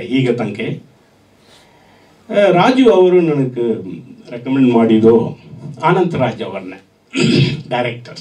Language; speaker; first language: Kannada; non-native, learner; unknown